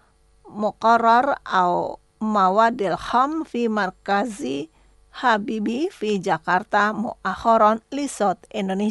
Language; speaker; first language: Arabic; non-native, fluent; Indonesian